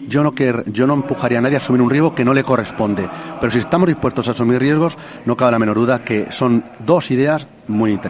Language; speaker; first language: Spanish; native; Spanish